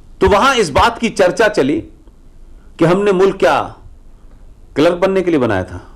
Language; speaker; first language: Hindi; native; Hindi